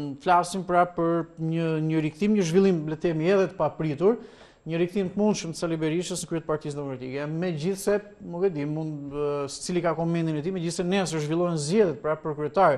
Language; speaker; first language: Albanian; native; Albanian